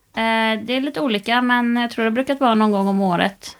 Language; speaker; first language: Swedish; native; Swedish